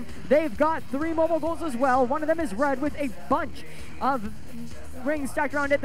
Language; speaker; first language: English; native; English